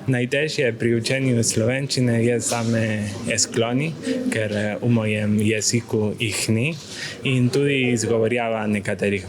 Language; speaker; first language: Slovenian; non-native, learner; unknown